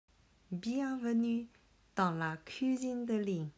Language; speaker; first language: French; non-native, learner; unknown